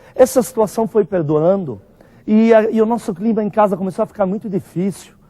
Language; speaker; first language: Portuguese; non-native, fluent; Arabic